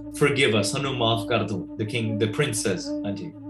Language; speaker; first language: English; early bilingual, other home language; Punjabi